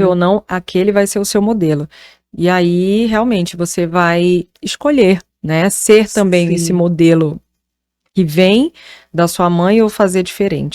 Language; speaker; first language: Portuguese; native; Portuguese